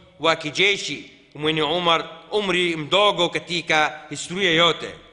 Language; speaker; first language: Swahili; non-native, fluent; Arabic